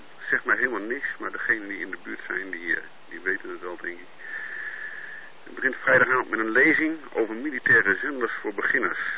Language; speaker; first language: Dutch; native; Dutch